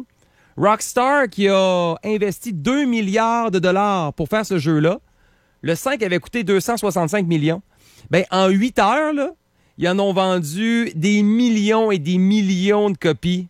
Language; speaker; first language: French; native; French